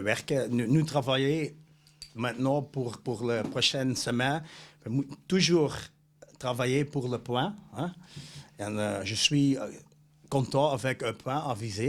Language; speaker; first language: French; non-native, local second language; Dutch